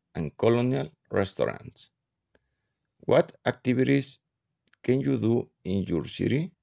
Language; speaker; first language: English; non-native, learner; Spanish